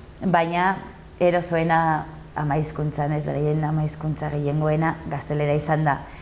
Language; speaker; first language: Basque; non-native, local second language; Spanish